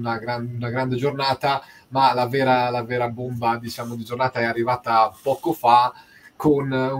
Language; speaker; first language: Italian; native; Italian